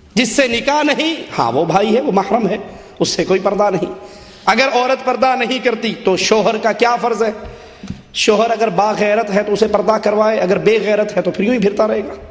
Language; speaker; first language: Urdu; non-native, local second language; Punjabi